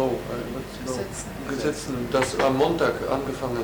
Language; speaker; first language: German; non-native, learner; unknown